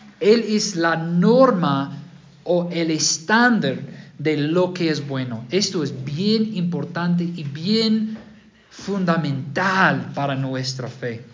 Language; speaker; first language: Spanish; non-native, fluent; English